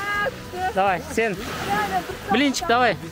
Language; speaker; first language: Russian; non-native, local second language; Kazakh